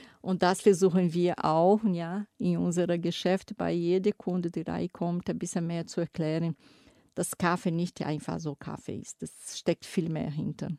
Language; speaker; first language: German; non-native, fluent; Portuguese